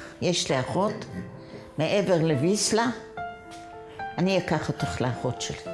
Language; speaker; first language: Hebrew; non-native, fluent; Yiddish